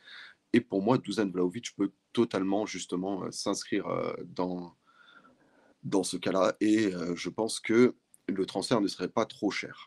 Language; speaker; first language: French; native; French